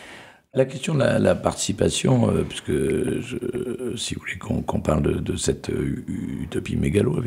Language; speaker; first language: French; native; French